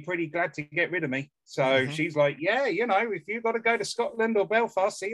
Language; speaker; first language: English; native; English